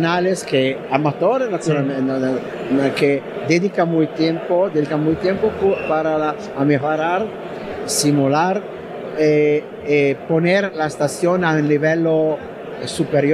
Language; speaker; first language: Spanish; non-native, learner; Italian